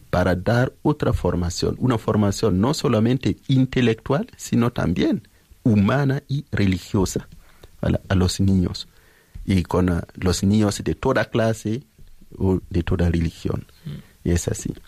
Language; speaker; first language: Spanish; non-native, fluent; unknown